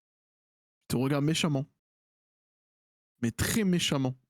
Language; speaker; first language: French; native; French